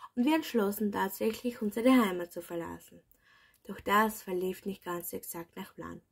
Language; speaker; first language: German; early bilingual, other home language; Spanish